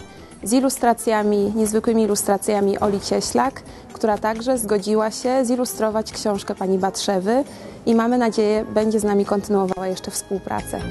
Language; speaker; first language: Polish; native; Polish